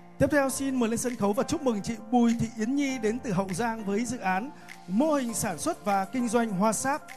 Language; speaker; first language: Vietnamese; native; Vietnamese